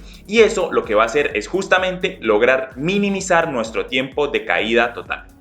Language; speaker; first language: Spanish; native; Spanish